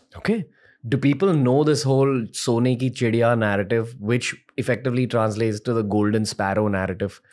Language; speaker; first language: English; non-native, local second language; Hindi